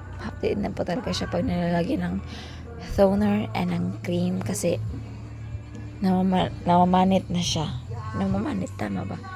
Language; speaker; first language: Filipino; native; Filipino